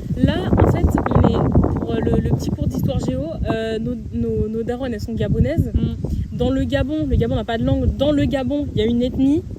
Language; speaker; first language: French; native; French